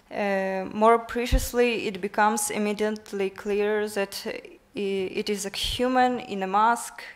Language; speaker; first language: English; non-native, learner; Ukrainian